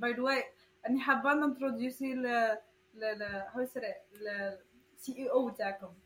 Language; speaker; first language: English; non-native, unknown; Arabic